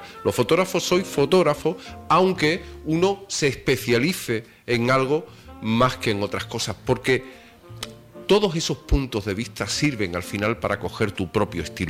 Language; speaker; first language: Spanish; native; Spanish